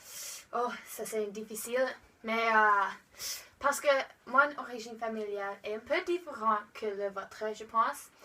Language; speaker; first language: French; non-native, learner; English